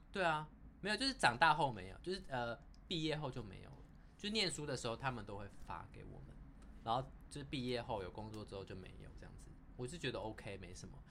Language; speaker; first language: Chinese; native; Chinese